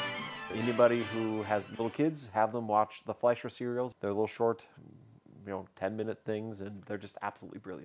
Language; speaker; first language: English; native; English